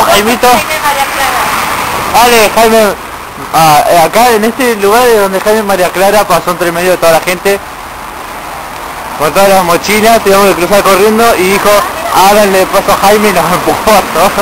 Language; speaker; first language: Spanish; native; Spanish